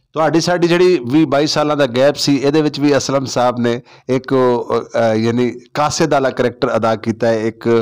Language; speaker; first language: Punjabi; non-native, local second language; Saraiki